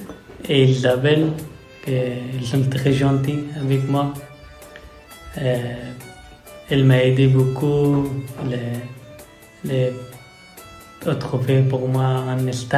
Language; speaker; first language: French; non-native, learner; Persian